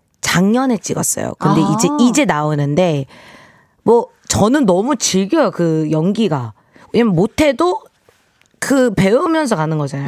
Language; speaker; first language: Korean; early bilingual, heritage; Korean